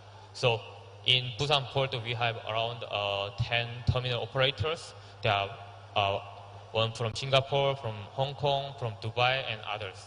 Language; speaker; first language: English; non-native, learner; Korean